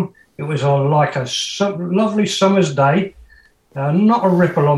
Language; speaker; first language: English; native; English